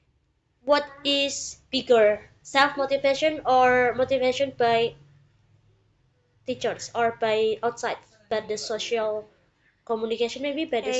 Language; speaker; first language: English; non-native, learner; Indonesian